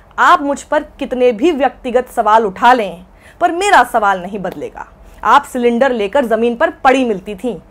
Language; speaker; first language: Hindi; native; Hindi